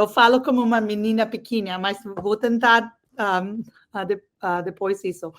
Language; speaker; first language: Portuguese; non-native, learner; English